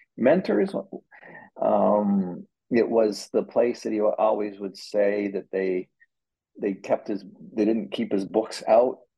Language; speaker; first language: English; native; English